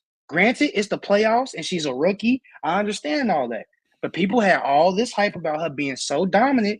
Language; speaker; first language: English; native; English